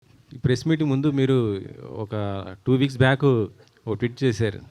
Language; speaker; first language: Telugu; native; Telugu